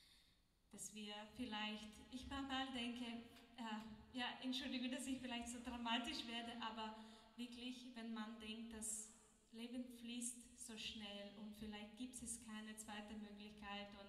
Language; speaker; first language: German; non-native, learner; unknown